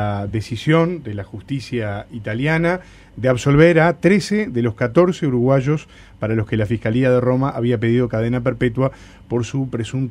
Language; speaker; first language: Spanish; native; Spanish